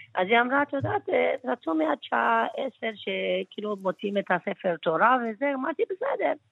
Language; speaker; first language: Hebrew; early bilingual, other home language; Persian